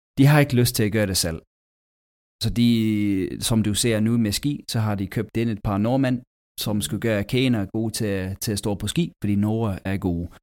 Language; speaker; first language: Danish; non-native, fluent; English